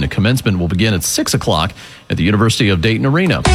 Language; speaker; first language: English; native; English